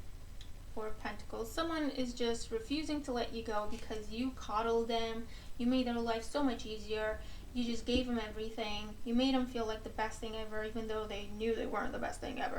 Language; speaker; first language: English; native; English